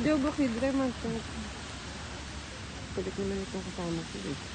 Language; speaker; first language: Japanese; non-native, learner; Filipino